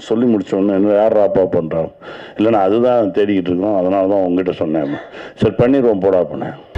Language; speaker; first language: Tamil; native; Tamil